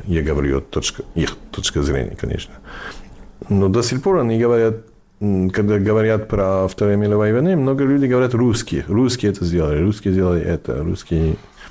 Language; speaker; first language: Russian; non-native, fluent; English